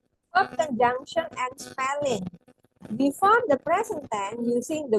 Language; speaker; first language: English; non-native, fluent; Indonesian